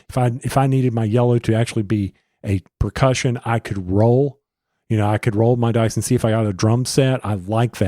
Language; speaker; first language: English; native; English